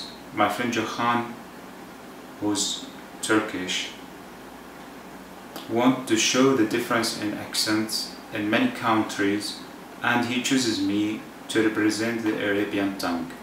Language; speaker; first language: English; non-native, fluent; Arabic